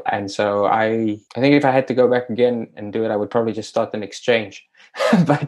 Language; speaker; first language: English; native; English